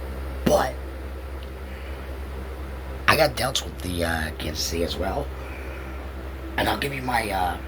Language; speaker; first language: English; native; English